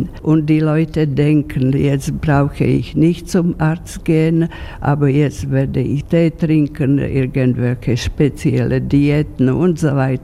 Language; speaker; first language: German; non-native, fluent; Slovak